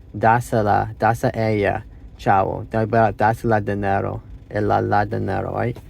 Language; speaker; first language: Spanish; non-native, learner; English